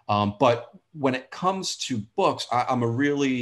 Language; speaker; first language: English; native; English